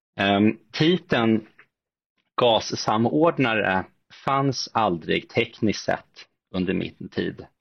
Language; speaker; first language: Swedish; native; Swedish